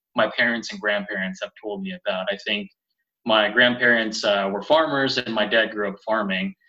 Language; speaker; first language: English; early bilingual, other home language; Spanish